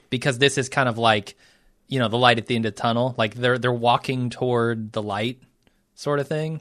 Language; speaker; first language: English; native; English